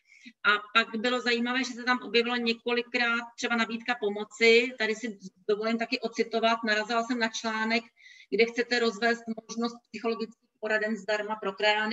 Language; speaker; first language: Czech; native; Czech